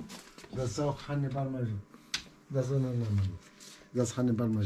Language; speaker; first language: German; non-native, learner; Arabic